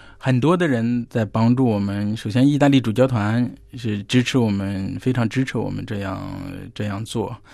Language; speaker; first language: Chinese; native; Chinese